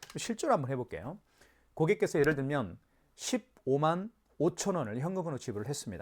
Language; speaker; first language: Korean; native; Korean